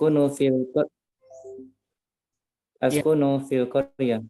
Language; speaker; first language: Arabic; non-native, learner; Indonesian